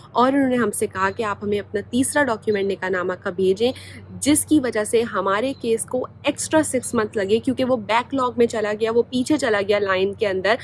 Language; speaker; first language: Urdu; native; Urdu